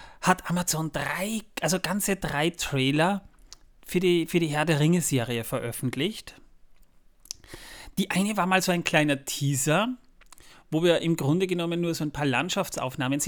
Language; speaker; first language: German; native; German